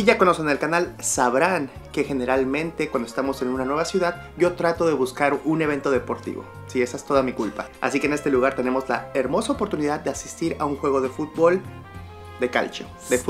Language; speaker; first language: Spanish; native; Spanish